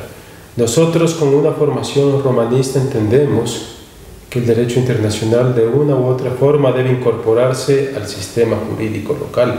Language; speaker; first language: Spanish; native; Spanish